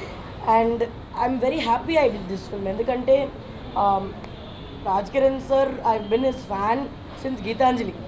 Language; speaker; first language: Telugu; non-native, fluent; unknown